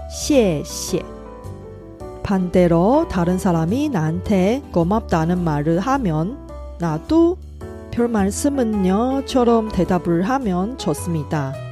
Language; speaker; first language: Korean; non-native, fluent; Chinese